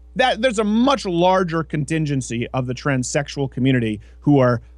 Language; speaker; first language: English; native; English